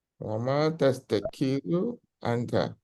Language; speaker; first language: Arabic; non-native, learner; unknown